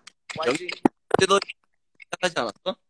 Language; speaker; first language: Korean; non-native, fluent; English